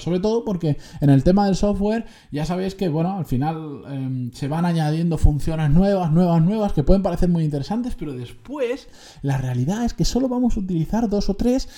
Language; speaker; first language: Spanish; native; Spanish